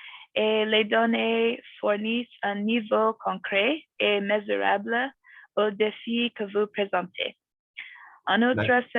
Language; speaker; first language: French; non-native, fluent; English